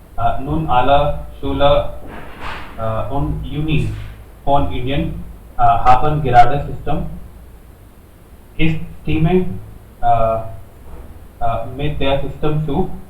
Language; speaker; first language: German; non-native, learner; Hindi